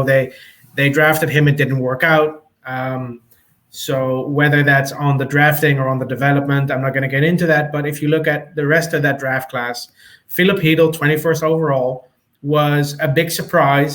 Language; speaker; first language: English; native; English